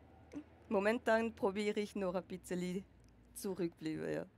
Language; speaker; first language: German; non-native, local second language; French